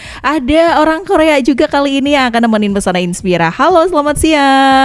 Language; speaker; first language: Indonesian; native; Indonesian